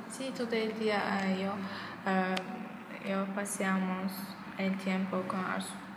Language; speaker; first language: Spanish; non-native, learner; Azerbaijani